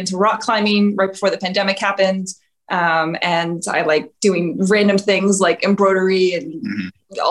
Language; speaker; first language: English; native; English